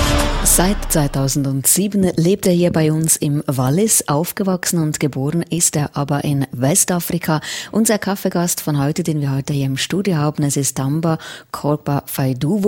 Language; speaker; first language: German; native; German